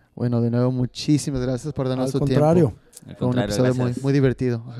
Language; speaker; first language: Spanish; native; Spanish